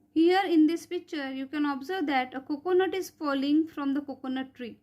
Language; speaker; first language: English; non-native, local second language; Marathi